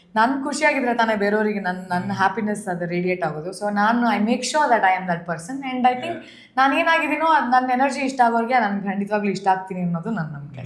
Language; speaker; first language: Kannada; native; Kannada